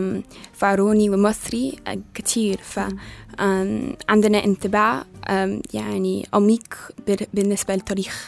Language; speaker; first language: Arabic; non-native, learner; English